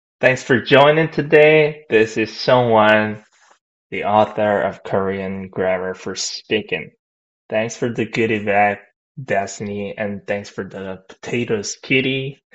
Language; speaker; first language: English; non-native, fluent; Korean